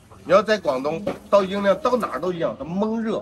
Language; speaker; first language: Chinese; native; Chinese